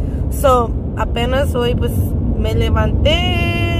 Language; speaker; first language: Spanish; early bilingual, heritage; Spanish